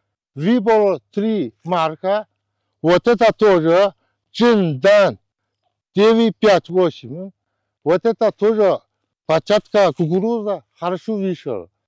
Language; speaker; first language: Russian; non-native, learner; Chinese